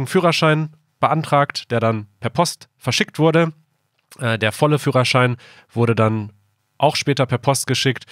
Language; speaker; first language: German; native; German